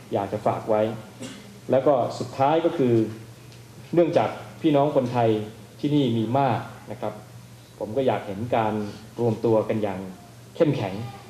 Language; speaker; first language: Thai; native; Thai